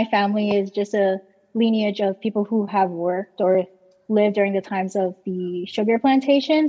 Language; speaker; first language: English; native; English